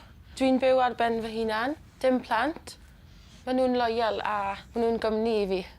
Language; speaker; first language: Welsh; non-native, local second language; English